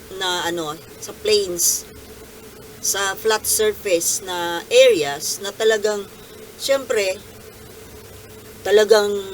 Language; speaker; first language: Filipino; non-native, local second language; Bikol